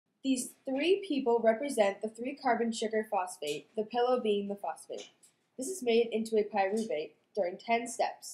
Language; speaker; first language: English; native; English